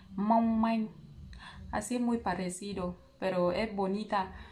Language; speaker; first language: Spanish; non-native, learner; Vietnamese